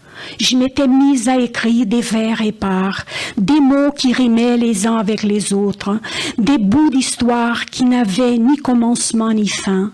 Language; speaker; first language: French; non-native, fluent; Portuguese